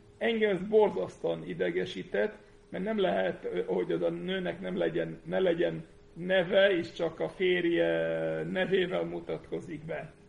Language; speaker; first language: Hungarian; non-native, fluent; English